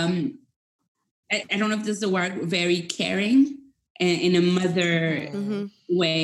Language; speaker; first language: English; non-native, fluent; French